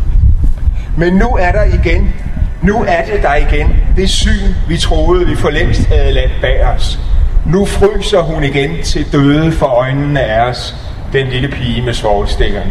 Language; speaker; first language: Danish; native; Danish